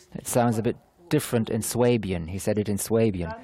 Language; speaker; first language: English; non-native, fluent; German